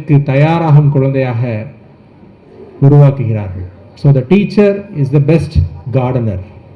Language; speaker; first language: English; non-native, local second language; Tamil